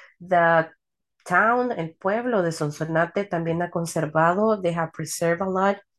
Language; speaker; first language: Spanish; early bilingual, heritage; Spanish